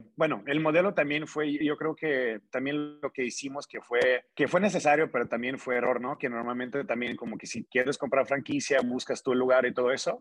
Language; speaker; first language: Spanish; non-native, fluent; Russian